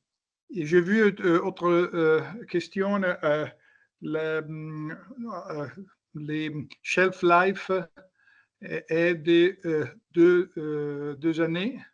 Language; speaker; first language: French; non-native, learner; Italian